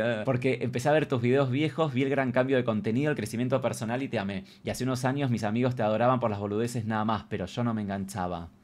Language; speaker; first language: Spanish; native; Spanish